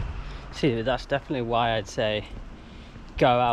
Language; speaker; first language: English; native; English